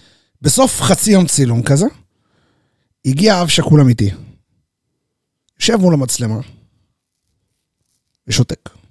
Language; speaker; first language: Hebrew; native; Hebrew